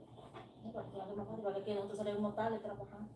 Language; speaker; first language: Spanish; native; Spanish